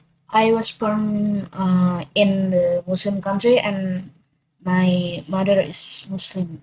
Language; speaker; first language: English; non-native, learner; Indonesian